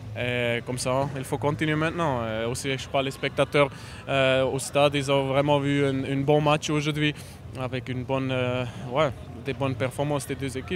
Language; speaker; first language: French; non-native, learner; German